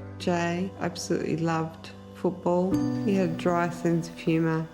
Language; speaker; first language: English; native; English